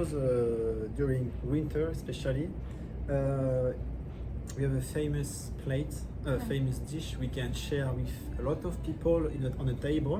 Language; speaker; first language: English; non-native, learner; French